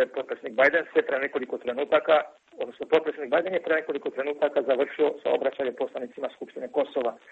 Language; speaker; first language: Serbian; non-native, local second language; Albanian